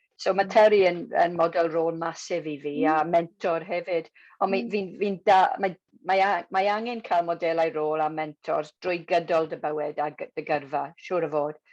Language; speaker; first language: Welsh; non-native, local second language; English